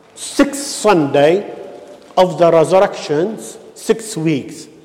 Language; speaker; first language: English; non-native, learner; Arabic